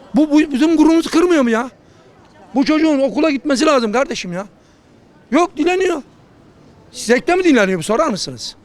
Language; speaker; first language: Turkish; native; Turkish